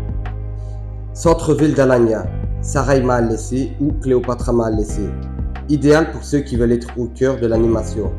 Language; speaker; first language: French; non-native, fluent; Turkish